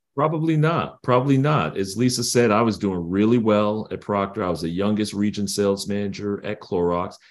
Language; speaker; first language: English; native; English